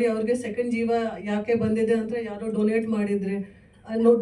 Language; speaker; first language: Kannada; non-native, fluent; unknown